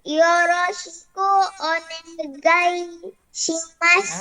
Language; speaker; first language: Japanese; non-native, learner; Malay